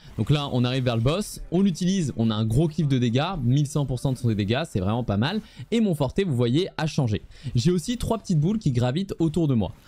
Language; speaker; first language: French; native; French